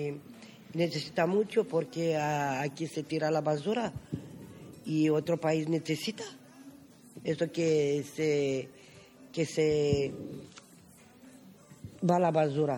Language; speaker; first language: Spanish; non-native, learner; Romany